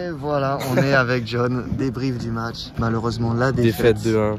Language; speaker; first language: French; native; French